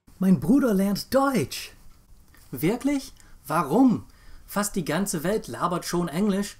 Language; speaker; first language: German; non-native, fluent; English